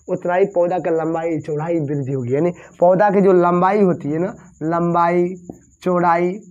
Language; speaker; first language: Hindi; native; Hindi